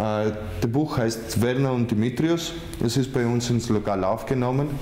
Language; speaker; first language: German; non-native, fluent; Greek